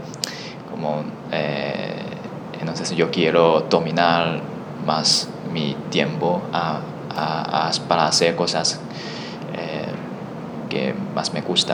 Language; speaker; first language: Spanish; non-native, learner; Chinese